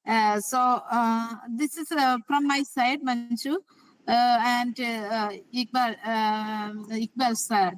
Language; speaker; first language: English; non-native, local second language; Malayalam